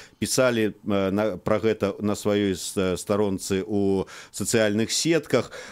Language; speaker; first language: Belarusian; native; Belarusian